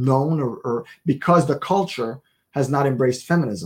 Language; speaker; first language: English; native; English